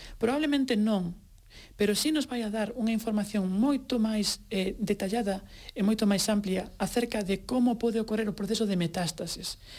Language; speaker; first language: Galician; native; Galician